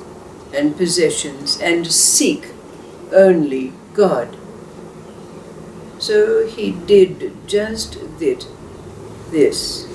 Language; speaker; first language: English; native; English